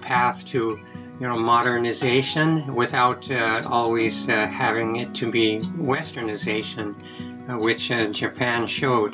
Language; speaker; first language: English; native; English